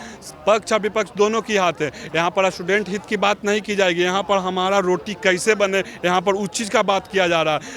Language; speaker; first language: Hindi; non-native, local second language; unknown